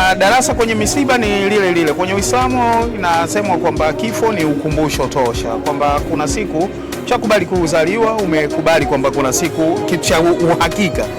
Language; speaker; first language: Swahili; native; Swahili